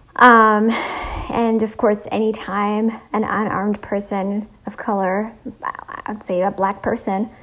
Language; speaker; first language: English; early bilingual, other home language; Amharic